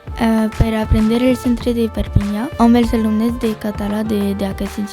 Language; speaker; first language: Catalan; non-native, learner; French